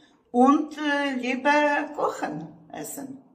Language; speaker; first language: German; non-native, learner; Russian